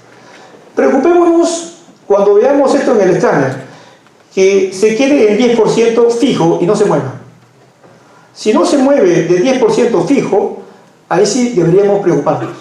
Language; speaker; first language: Spanish; native; Spanish